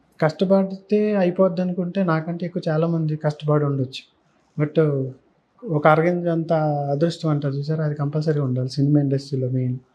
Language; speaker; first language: Telugu; native; Telugu